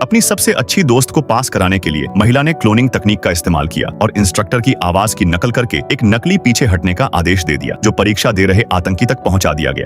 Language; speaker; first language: Hindi; native; Hindi